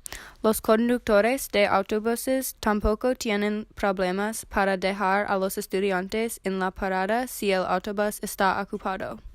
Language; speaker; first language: Spanish; non-native, learner; English